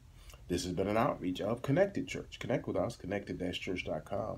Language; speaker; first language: English; native; English